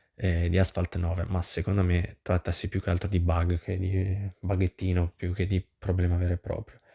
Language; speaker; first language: Italian; native; Italian